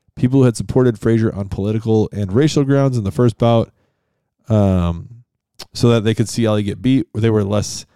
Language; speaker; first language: English; native; English